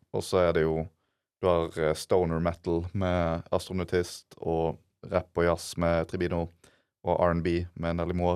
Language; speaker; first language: Norwegian; native; Norwegian